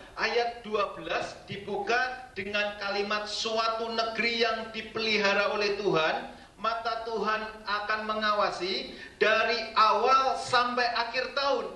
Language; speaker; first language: Indonesian; native; Indonesian